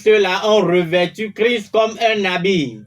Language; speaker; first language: French; non-native, local second language; Ewe